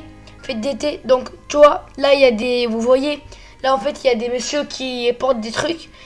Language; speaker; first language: French; early bilingual, other home language; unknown